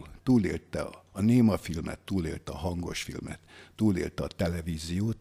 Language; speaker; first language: Hungarian; native; Hungarian